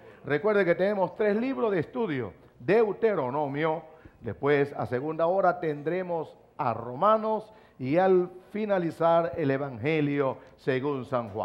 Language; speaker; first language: Spanish; native; Spanish